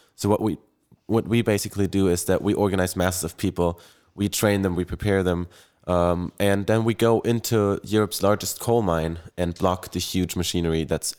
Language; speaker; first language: English; non-native, fluent; German